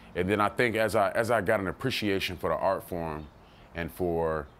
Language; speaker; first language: English; native; English